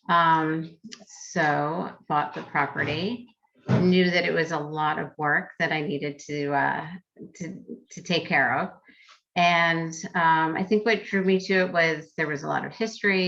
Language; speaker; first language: English; native; English